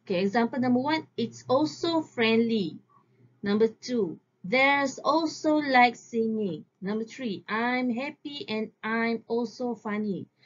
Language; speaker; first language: English; non-native, local second language; Malay